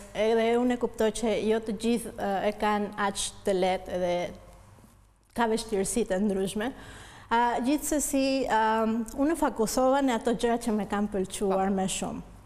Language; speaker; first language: Albanian; non-native, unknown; Spanish